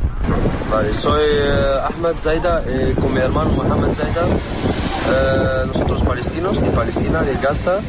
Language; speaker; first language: Spanish; non-native, learner; Arabic